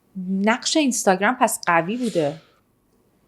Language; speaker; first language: Persian; native; Persian